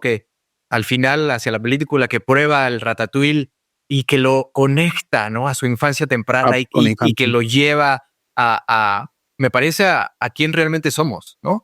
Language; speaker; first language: Spanish; native; Spanish